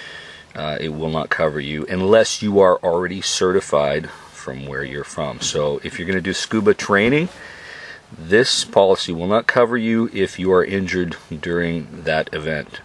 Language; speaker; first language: English; native; English